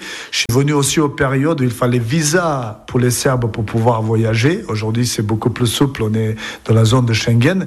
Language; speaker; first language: French; non-native, fluent; Serbian